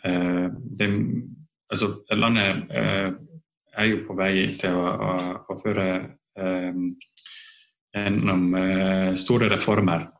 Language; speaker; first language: Norwegian; non-native, fluent; Estonian